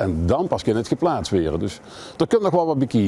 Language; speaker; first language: Dutch; native; Dutch